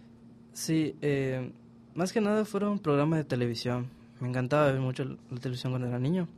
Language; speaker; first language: Spanish; native; Spanish